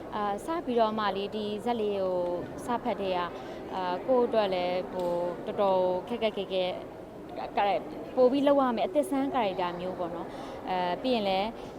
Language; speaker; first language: Burmese; native; Burmese